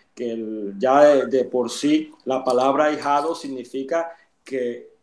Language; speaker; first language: Spanish; native; Spanish